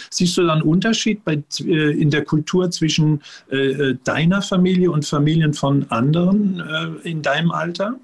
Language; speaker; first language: German; native; German